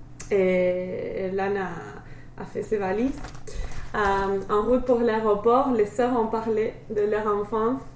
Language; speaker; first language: French; non-native, fluent; English